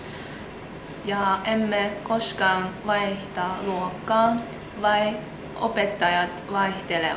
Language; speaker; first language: Finnish; early bilingual, other home language; Chinese